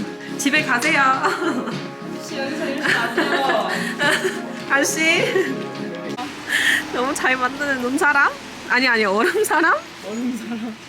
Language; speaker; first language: Korean; non-native, learner; English